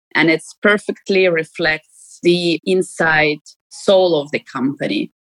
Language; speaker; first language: English; non-native, fluent; Ukrainian